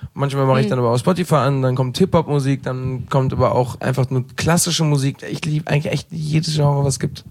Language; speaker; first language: German; early bilingual, heritage; German